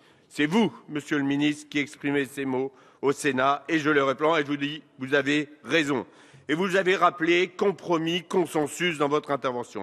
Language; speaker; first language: French; native; French